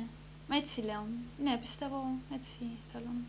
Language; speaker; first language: Greek; early bilingual, heritage; Greek